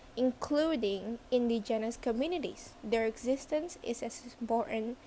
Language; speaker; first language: English; non-native, fluent; Indonesian